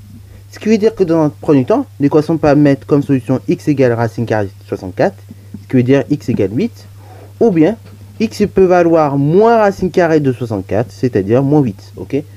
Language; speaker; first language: French; native; French